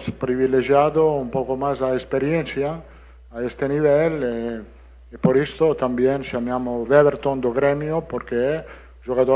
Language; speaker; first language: Portuguese; non-native, learner; Italian